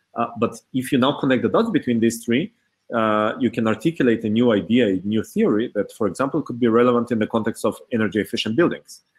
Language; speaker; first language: English; early bilingual, other home language; Hebrew